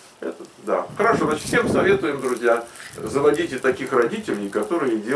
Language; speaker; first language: Russian; native; Russian